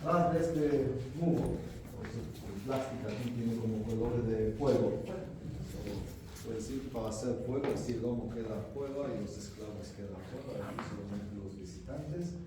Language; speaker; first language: Spanish; non-native, fluent; Hebrew